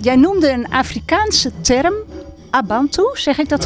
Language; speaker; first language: Dutch; native; Dutch